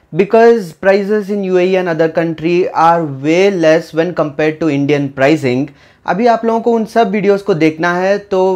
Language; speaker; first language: Hindi; native; Hindi